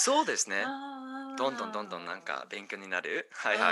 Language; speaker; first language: Japanese; non-native, learner; English